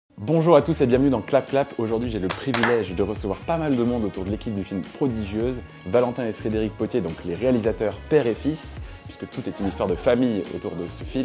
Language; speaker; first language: French; native; French